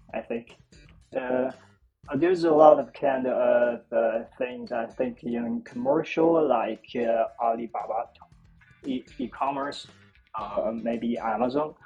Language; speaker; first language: English; non-native, fluent; Chinese